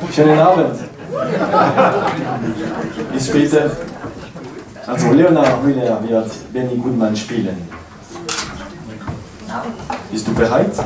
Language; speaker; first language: German; non-native, learner; French